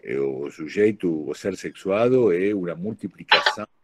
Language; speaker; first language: Portuguese; non-native, learner; Spanish